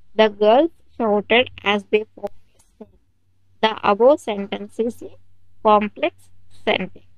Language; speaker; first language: English; non-native, local second language; Telugu